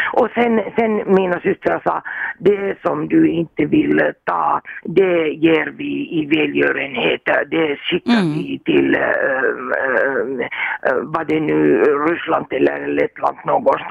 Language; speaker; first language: Swedish; non-native, fluent; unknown